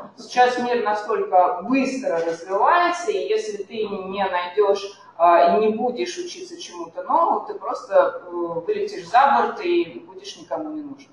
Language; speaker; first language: Russian; native; Russian